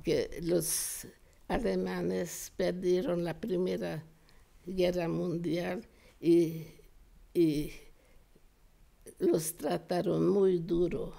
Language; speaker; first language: Spanish; non-native, fluent; Hungarian